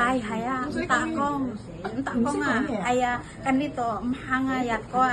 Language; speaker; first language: Cantonese; non-native, learner; Indonesian